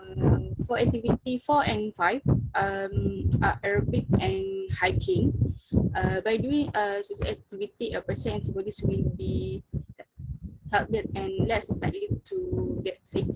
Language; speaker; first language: English; non-native, learner; Malay